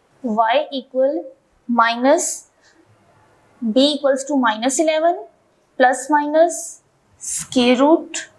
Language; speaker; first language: English; non-native, local second language; Urdu